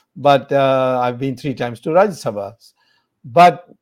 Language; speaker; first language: English; non-native, local second language; Tamil